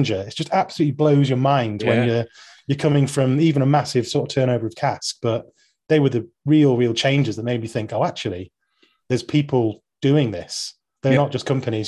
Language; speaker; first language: English; native; English